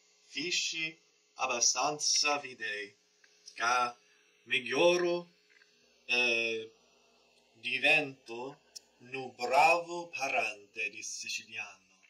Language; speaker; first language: Italian; non-native, learner; English